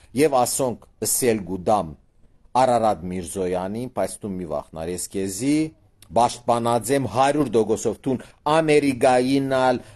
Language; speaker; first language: Armenian; early bilingual, heritage; Armenian